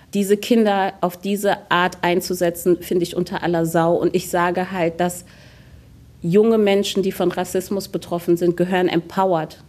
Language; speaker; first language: German; early bilingual, other home language; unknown